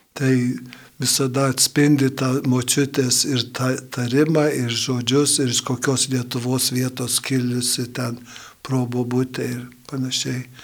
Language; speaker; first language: Lithuanian; early bilingual, heritage; Lithuanian